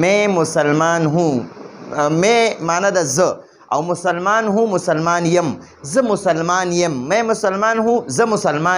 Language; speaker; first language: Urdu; non-native, fluent; Pashto